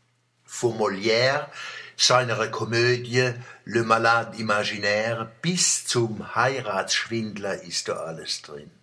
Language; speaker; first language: German; native; German